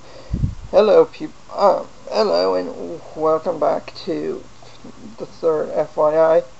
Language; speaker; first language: English; native; English